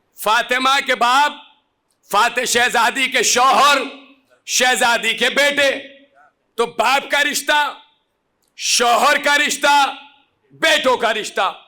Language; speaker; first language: Urdu; native; Urdu